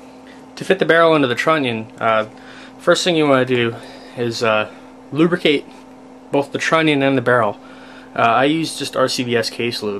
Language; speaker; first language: English; native; English